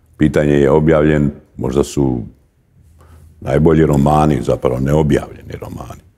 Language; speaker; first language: Croatian; native; Croatian